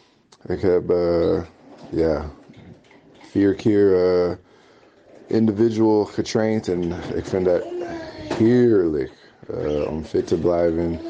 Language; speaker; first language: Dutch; non-native, learner; English